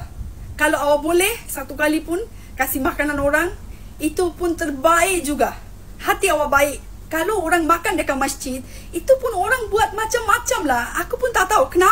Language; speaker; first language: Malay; non-native, fluent; Bangla